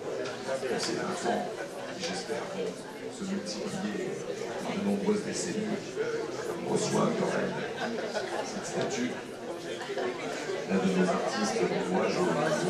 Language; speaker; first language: French; native; French